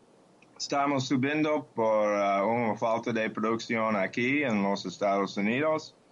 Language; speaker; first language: Portuguese; non-native, fluent; English